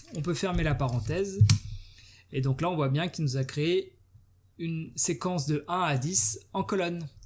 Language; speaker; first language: French; native; French